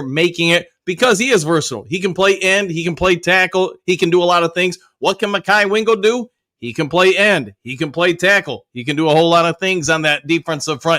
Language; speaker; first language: English; native; English